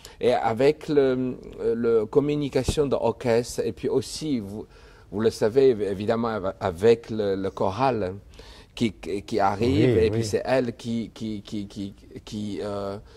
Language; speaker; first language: French; non-native, fluent; Chinese